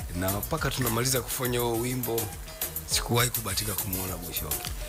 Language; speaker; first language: Swahili; native; Swahili